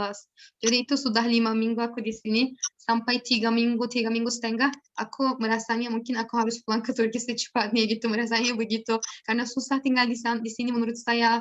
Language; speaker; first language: Indonesian; non-native, learner; Turkish